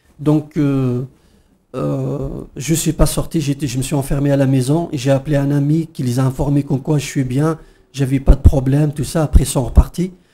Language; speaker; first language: French; non-native, local second language; Kabyle